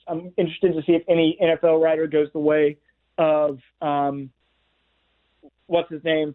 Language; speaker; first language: English; native; English